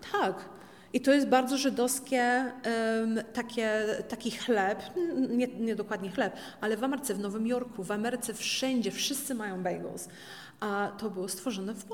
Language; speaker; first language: Polish; early bilingual, heritage; Polish